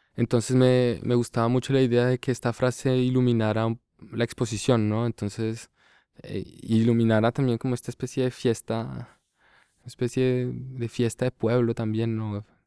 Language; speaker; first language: Spanish; native; Spanish